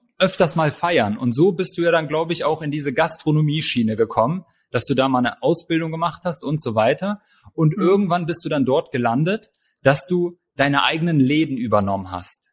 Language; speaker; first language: German; native; German